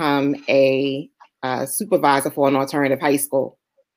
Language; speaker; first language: English; native; English